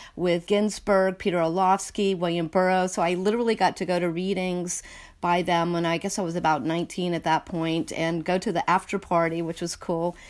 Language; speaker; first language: English; native; English